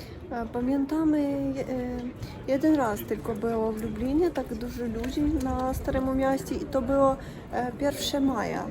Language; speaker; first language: Polish; non-native, learner; Russian